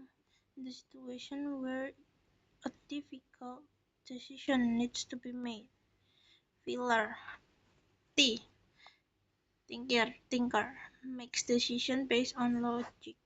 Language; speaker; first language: English; non-native, learner; Indonesian